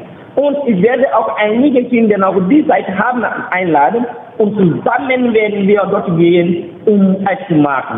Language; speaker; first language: German; non-native, learner; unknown